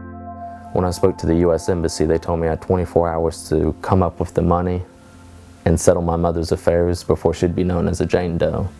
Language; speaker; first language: English; native; English